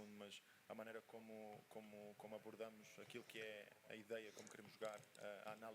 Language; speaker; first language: Portuguese; native; Portuguese